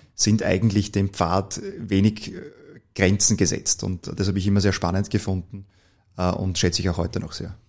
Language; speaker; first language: German; native; German